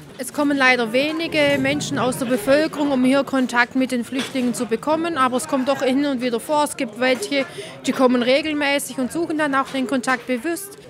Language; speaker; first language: German; native; German